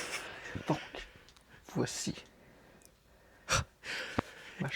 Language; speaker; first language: French; native; French